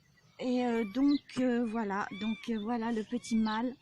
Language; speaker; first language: French; native; French